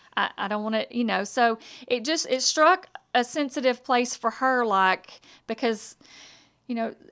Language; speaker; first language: English; native; English